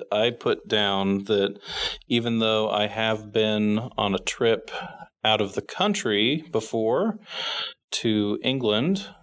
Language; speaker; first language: English; native; English